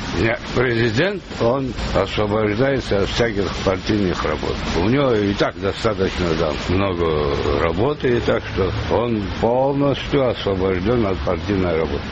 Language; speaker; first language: Russian; non-native, local second language; Abkhazian